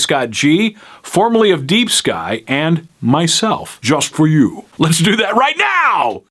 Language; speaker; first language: English; native; English